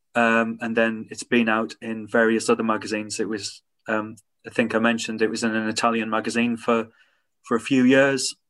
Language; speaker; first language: English; native; English